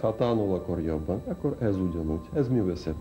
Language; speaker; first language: Hungarian; non-native, learner; Russian